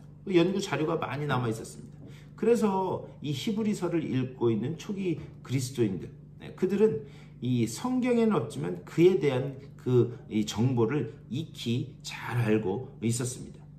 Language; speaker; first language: Korean; native; Korean